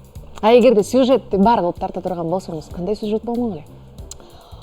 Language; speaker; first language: Kyrgyz; native; Kyrgyz